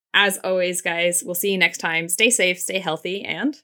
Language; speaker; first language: English; native; English